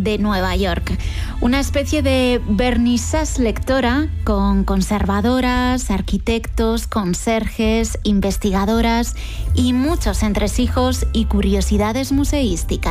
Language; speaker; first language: Spanish; native; Spanish